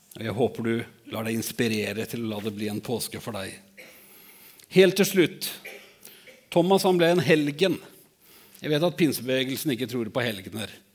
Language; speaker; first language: Norwegian; native; Norwegian